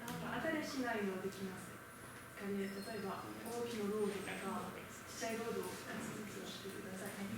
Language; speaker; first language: Japanese; non-native, learner; French